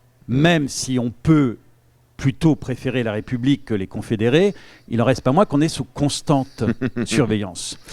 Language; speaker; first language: French; native; French